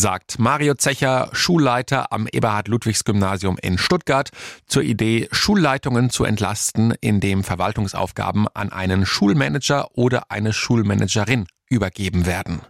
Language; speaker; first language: German; native; German